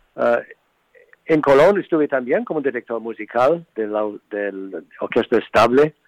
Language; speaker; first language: Spanish; non-native, fluent; English